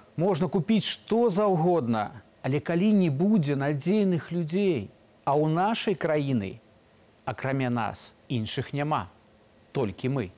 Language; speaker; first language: Belarusian; native; Belarusian